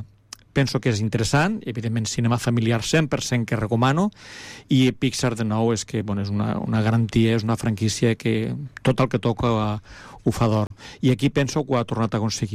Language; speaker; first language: Catalan; native; Catalan